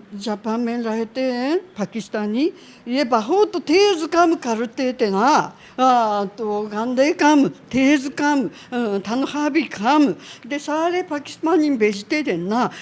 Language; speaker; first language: Urdu; non-native, learner; Japanese